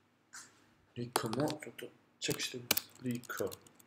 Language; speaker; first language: Japanese; non-native, fluent; Korean